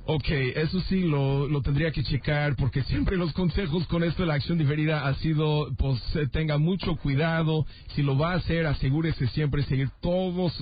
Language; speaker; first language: Spanish; native; Spanish